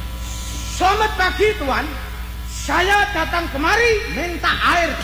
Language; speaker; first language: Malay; non-native, local second language; Javanese